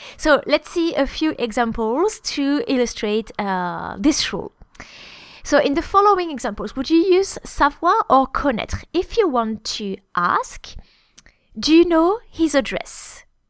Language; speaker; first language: English; non-native, fluent; French